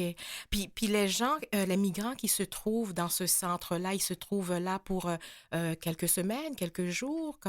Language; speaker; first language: French; native; French